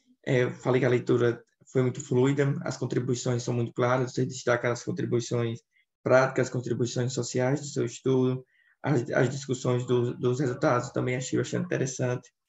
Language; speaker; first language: Portuguese; native; Portuguese